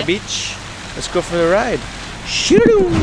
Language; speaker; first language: English; native; English